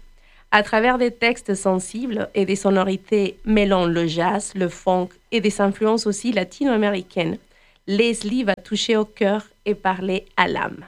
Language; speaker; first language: French; native; French